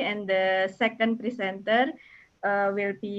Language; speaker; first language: English; non-native, learner; Indonesian